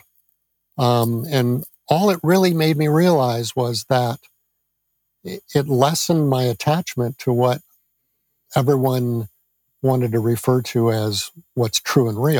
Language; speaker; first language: English; native; English